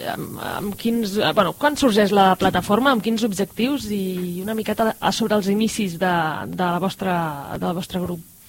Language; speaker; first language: Catalan; native; Catalan